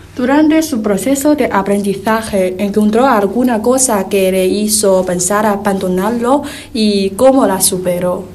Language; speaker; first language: Spanish; non-native, fluent; Chinese